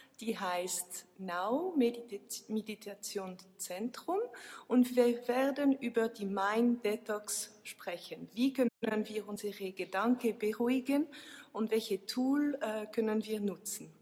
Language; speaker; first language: German; non-native, fluent; French